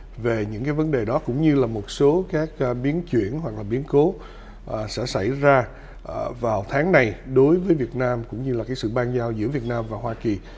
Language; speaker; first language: Vietnamese; native; Vietnamese